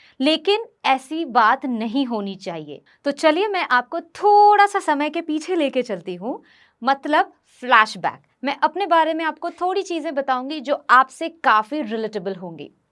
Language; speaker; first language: Hindi; non-native, local second language; Bhojpuri